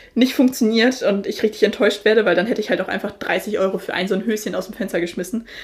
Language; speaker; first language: German; native; German